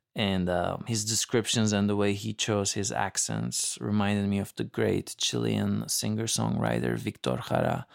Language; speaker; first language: English; non-native, fluent; Turkish